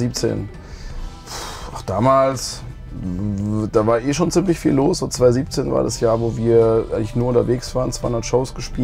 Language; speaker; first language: German; native; German